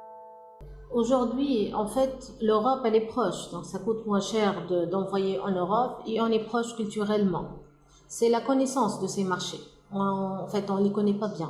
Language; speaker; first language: French; non-native, local second language; Arabic